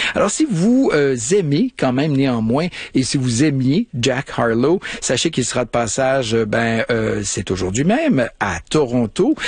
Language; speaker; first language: French; native; French